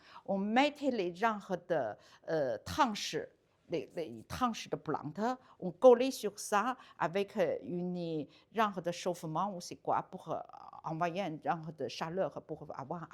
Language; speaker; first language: French; non-native, learner; Chinese